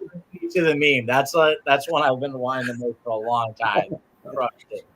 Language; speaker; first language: English; native; English